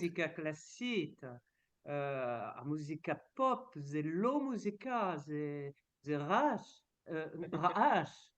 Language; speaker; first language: Hebrew; non-native, learner; French